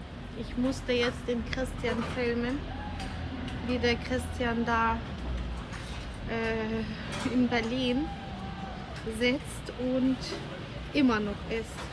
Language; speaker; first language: German; non-native, learner; Ukrainian